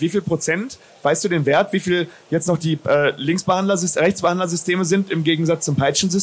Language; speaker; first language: German; native; German